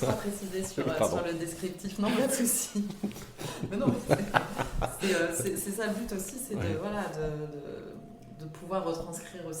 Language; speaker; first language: French; native; French